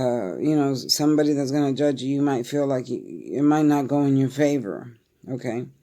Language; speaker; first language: English; native; English